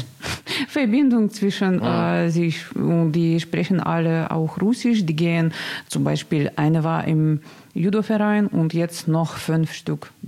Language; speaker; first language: German; non-native, learner; Russian